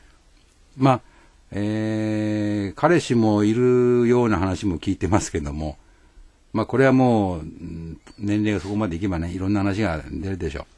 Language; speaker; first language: Japanese; native; Japanese